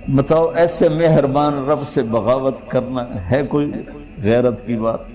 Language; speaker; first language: Urdu; non-native, local second language; Punjabi